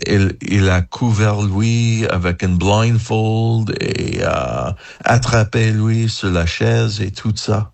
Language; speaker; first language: French; non-native, fluent; English